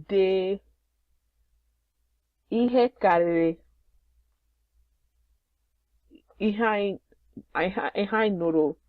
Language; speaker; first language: Igbo; non-native, learner; English